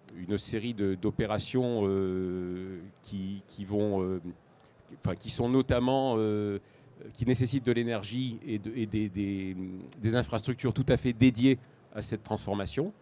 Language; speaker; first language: French; native; French